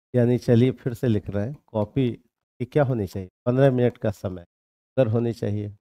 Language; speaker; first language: Hindi; native; Hindi